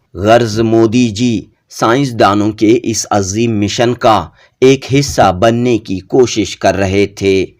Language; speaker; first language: Urdu; native; Urdu